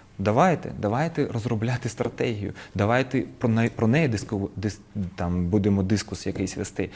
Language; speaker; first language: Ukrainian; non-native, local second language; Russian